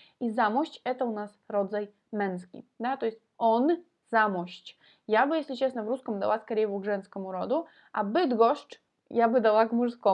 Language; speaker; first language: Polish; non-native, fluent; Russian